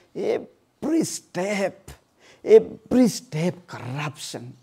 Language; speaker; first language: English; non-native, local second language; Odia